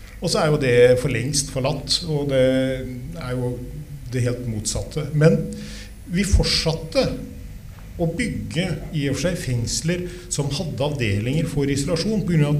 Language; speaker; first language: Norwegian; native; Norwegian